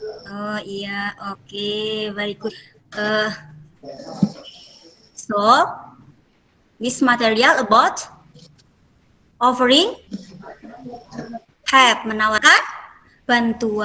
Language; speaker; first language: English; non-native, fluent; Indonesian